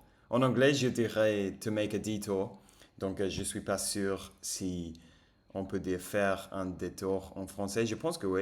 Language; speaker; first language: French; non-native, fluent; English